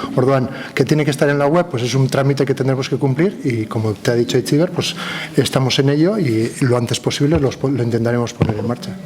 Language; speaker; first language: Spanish; non-native, local second language; Basque